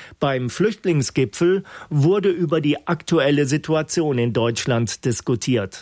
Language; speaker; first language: German; native; German